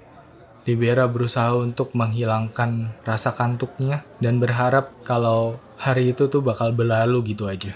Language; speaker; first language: Indonesian; native; Indonesian